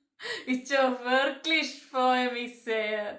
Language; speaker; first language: German; non-native, learner; Malayalam